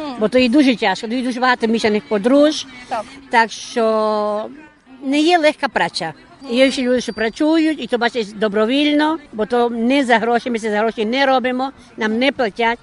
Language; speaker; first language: Ukrainian; early bilingual, heritage; Ukrainian